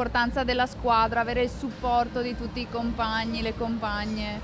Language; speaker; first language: Italian; native; Italian